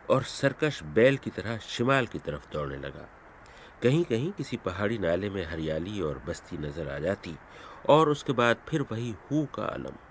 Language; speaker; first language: Urdu; native; Urdu